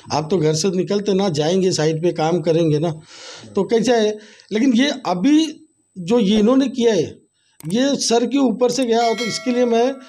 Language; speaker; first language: Hindi; native; Hindi